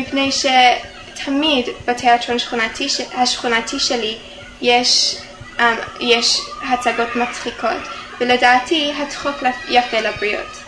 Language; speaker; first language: Hebrew; non-native, fluent; English